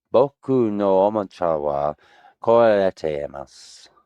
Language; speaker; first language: Japanese; non-native, learner; English